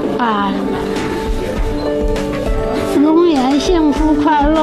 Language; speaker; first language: Chinese; native; Chinese